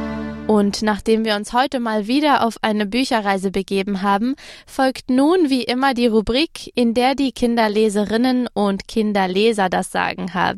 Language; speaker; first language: German; native; German